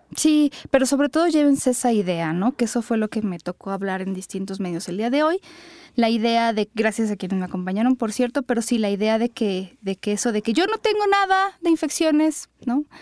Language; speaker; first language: Spanish; native; Spanish